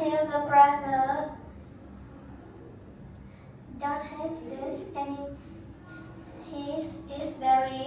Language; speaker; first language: English; non-native, learner; Vietnamese